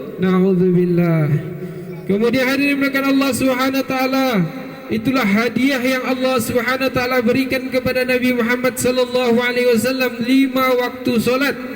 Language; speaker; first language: Malay; native; Malay